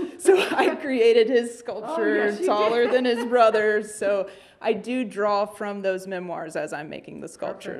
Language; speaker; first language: English; native; English